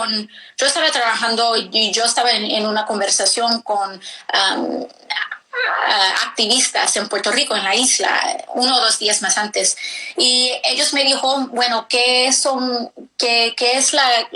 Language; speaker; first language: Spanish; early bilingual, heritage; English